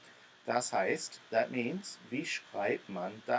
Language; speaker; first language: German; non-native, fluent; English